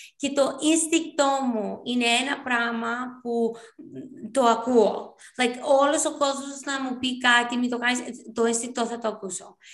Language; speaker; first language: Greek; early bilingual, heritage; Greek